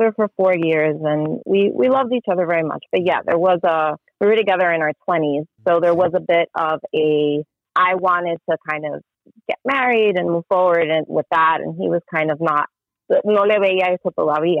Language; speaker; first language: English; native; English